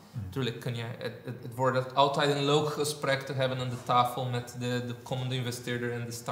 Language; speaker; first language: Dutch; non-native, fluent; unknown